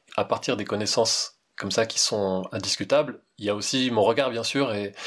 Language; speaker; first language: French; native; French